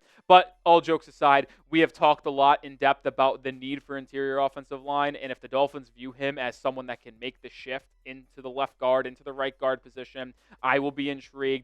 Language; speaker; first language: English; native; English